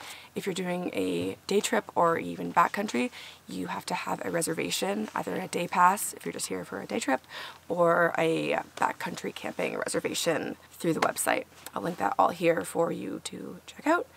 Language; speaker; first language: English; native; English